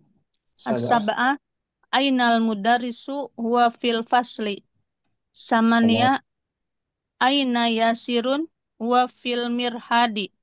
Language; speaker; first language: Arabic; non-native, learner; Indonesian